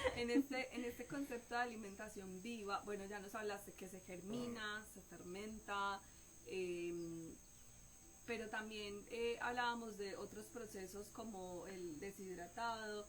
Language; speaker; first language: Spanish; native; Spanish